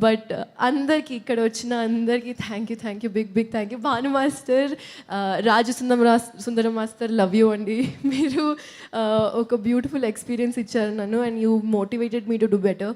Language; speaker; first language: Telugu; non-native, local second language; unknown